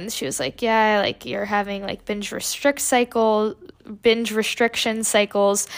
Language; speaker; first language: English; early bilingual, other home language; Portuguese